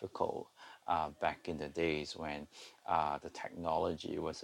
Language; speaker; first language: English; non-native, local second language; Cantonese